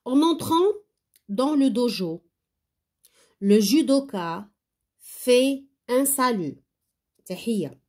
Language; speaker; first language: French; non-native, local second language; Arabic